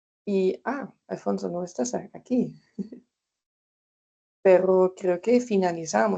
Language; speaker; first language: Spanish; non-native, fluent; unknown